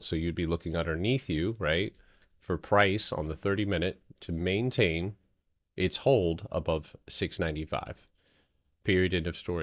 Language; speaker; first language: English; native; English